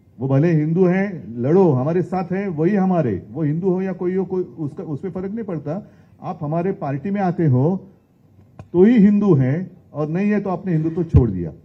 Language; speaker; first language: Hindi; non-native, local second language; Marathi